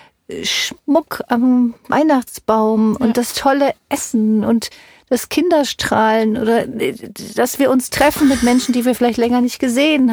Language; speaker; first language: German; native; German